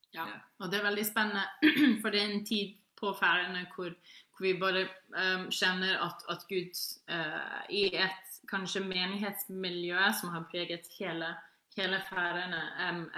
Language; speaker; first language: Norwegian; non-native, fluent; Faroese